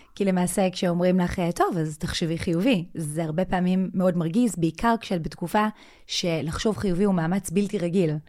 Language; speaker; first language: Hebrew; native; Hebrew